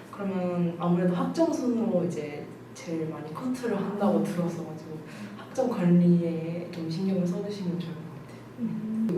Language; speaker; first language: Korean; native; Korean